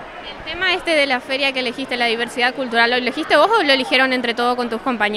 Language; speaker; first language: Spanish; native; Spanish